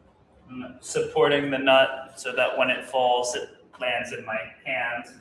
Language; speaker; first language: English; native; English